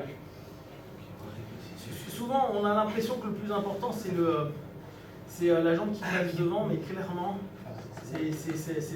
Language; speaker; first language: French; native; French